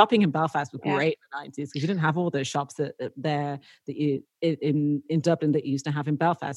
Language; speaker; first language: English; native; English